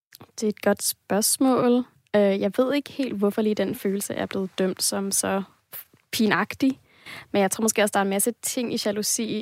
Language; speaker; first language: Danish; native; Danish